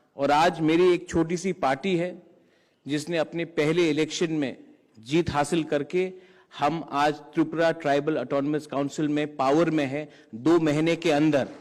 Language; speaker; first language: Hindi; non-native, local second language; Kok Borok